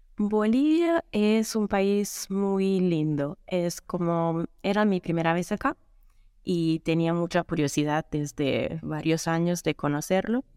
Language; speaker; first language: Spanish; non-native, fluent; Italian